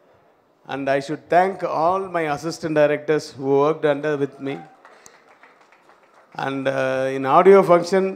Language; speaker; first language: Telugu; non-native, fluent; Tamil